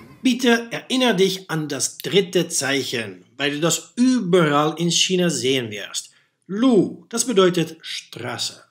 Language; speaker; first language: German; non-native, fluent; Dutch